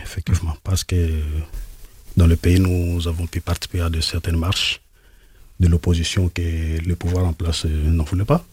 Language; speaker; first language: French; non-native, local second language; Lingala